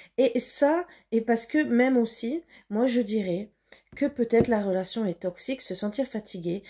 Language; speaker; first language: French; native; French